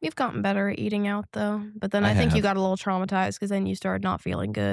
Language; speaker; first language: English; native; English